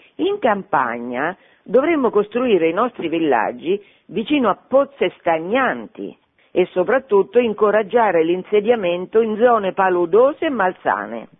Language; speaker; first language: Italian; native; Italian